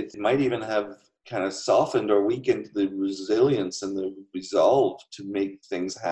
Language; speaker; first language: English; native; English